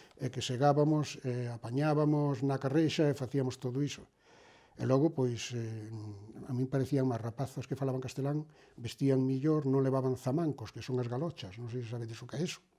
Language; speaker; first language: Galician; native; Galician